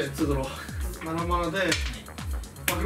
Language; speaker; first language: Japanese; native; Japanese